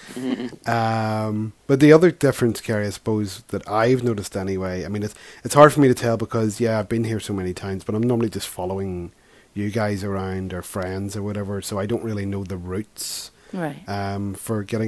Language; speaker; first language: English; native; English